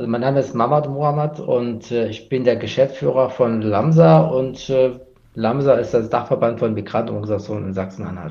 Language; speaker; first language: German; non-native, fluent; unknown